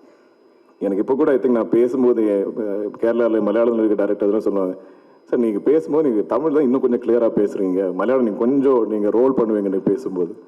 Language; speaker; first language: Tamil; non-native, local second language; Malayalam